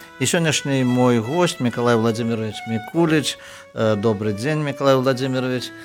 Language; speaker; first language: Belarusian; native; Belarusian